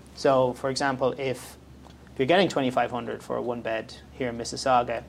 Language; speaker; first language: English; native; English